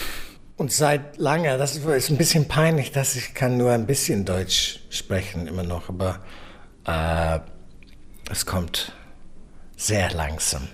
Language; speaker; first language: German; non-native, learner; English